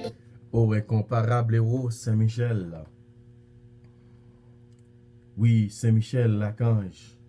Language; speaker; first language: French; non-native, local second language; Haitian Creole